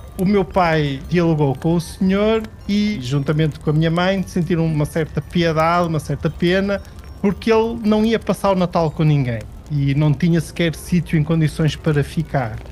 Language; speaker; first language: Portuguese; early bilingual, heritage; Portuguese